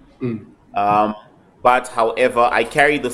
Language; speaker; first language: English; native; English